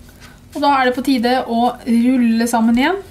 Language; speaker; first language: Norwegian; native; Norwegian